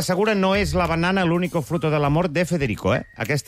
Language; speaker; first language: Catalan; native; Catalan